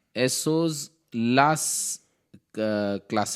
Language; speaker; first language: Spanish; non-native, learner; Hindi